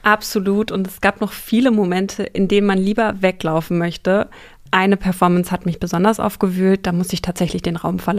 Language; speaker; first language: German; native; German